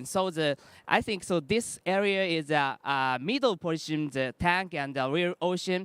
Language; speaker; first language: English; non-native, learner; Japanese